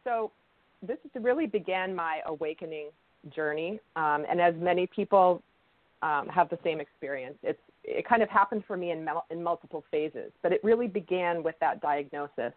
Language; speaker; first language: English; native; English